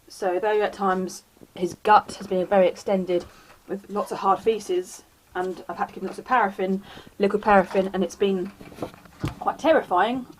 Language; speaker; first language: English; native; English